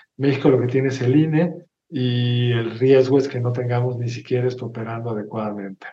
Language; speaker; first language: Spanish; native; Spanish